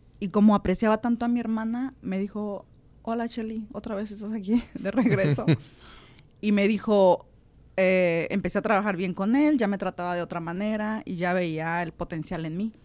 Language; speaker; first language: Spanish; native; Spanish